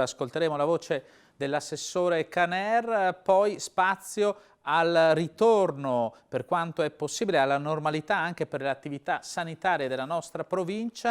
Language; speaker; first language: Italian; native; Italian